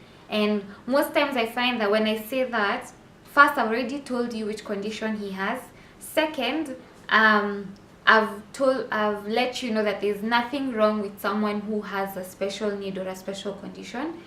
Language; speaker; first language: English; non-native, local second language; Swahili